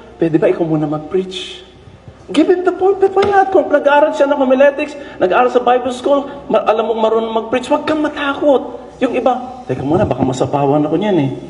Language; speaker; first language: Filipino; non-native, local second language; Iloko